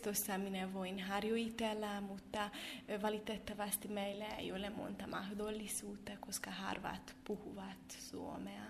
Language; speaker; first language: Finnish; non-native, fluent; Hungarian